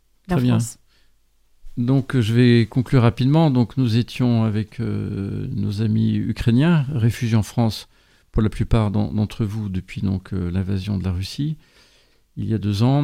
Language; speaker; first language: French; native; French